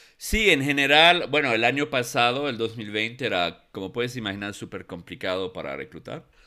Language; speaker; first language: Spanish; non-native, fluent; English